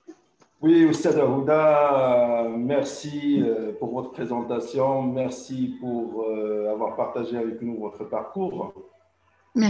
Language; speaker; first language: French; non-native, local second language; Arabic